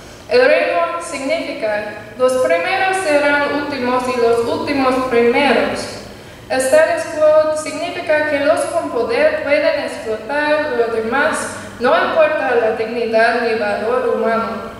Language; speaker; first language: Spanish; non-native, learner; English